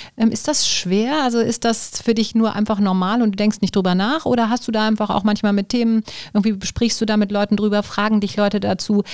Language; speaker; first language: German; native; German